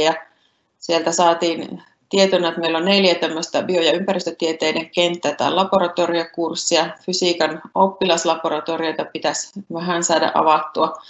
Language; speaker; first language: Finnish; native; Finnish